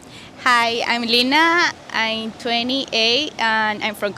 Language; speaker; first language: English; non-native, learner; Spanish